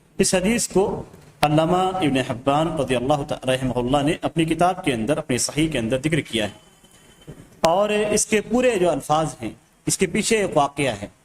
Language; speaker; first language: Urdu; native; Urdu